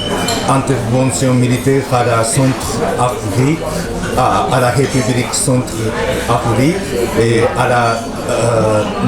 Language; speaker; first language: French; non-native, learner; Japanese